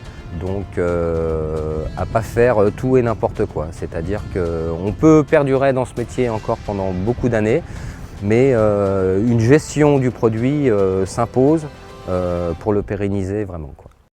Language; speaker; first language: French; native; French